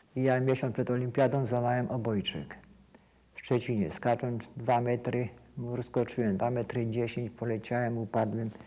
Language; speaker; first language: Polish; native; Polish